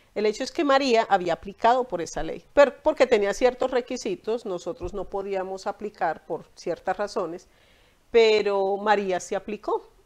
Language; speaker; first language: Spanish; native; Spanish